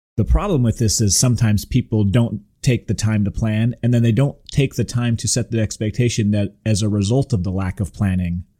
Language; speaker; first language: English; native; English